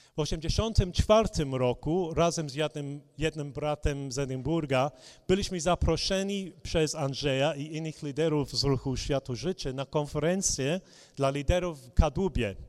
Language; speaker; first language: Polish; non-native, fluent; English